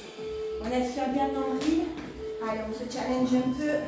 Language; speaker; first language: French; native; French